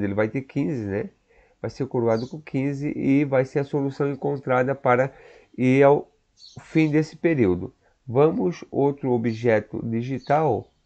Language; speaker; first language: Portuguese; native; Portuguese